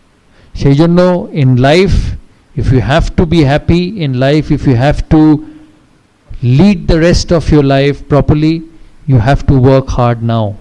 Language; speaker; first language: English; non-native, local second language; Bangla